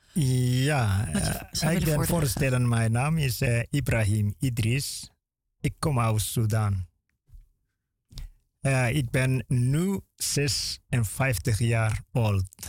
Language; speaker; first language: Dutch; non-native, learner; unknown